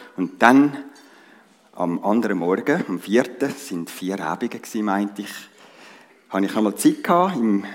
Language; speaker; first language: German; native; German